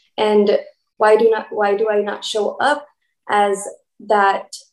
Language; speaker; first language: English; early bilingual, other home language; Spanish